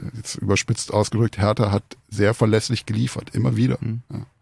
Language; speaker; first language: German; native; German